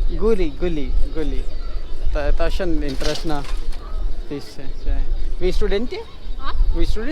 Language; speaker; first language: Russian; non-native, learner; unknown